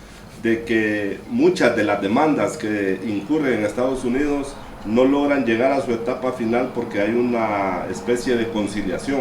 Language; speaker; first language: Spanish; native; Spanish